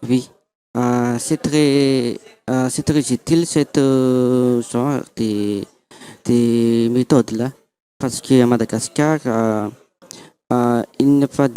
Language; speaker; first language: French; non-native, local second language; Malagasy